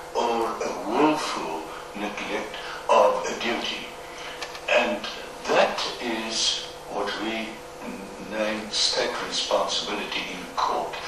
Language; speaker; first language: English; non-native, local second language; Afrikaans